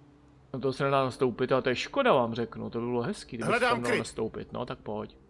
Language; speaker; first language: Czech; native; Czech